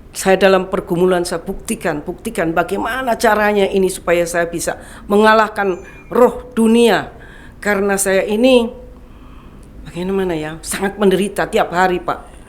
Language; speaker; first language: Indonesian; non-native, local second language; Javanese